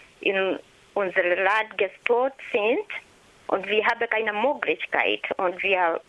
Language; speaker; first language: German; non-native, learner; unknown